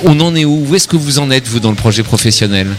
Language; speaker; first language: French; native; French